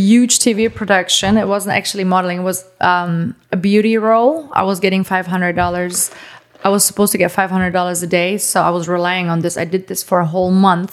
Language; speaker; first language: English; non-native, fluent; German